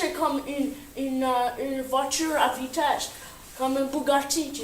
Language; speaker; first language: French; non-native, learner; English